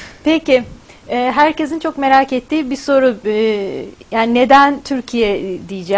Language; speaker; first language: Turkish; native; Turkish